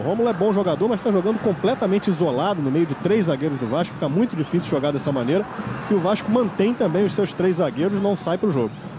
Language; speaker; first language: Portuguese; native; Portuguese